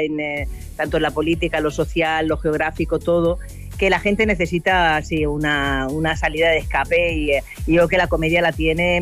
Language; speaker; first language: Spanish; native; Spanish